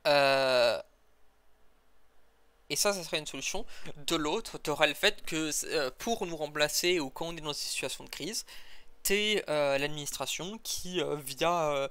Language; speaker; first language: French; native; French